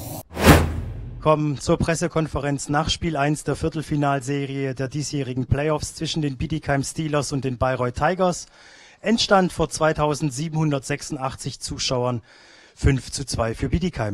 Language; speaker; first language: German; native; German